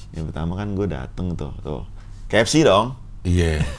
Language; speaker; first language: Indonesian; early bilingual, other home language; Fula